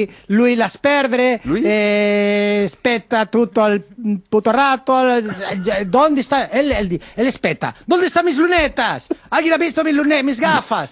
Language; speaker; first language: Spanish; native; Spanish